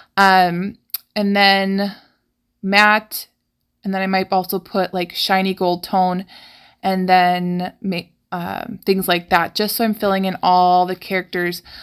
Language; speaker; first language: English; native; English